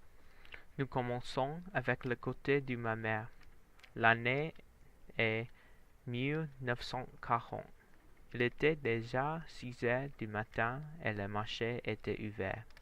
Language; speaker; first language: French; non-native, learner; Vietnamese